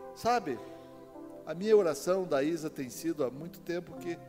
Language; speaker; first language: Portuguese; native; Portuguese